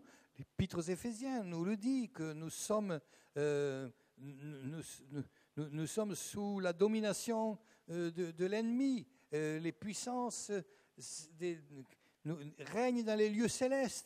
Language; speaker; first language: French; native; French